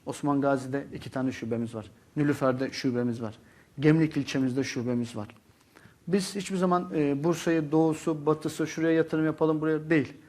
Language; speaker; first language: Turkish; native; Turkish